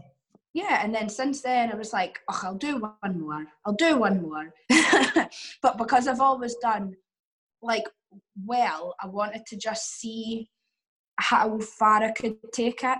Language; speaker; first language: English; native; English